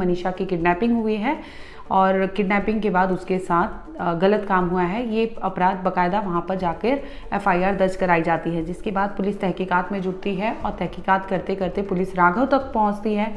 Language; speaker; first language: Hindi; native; Hindi